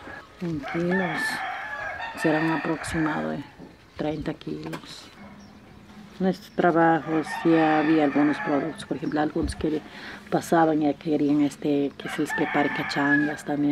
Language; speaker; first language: Spanish; native; Spanish